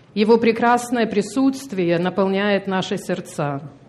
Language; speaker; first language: Russian; native; Russian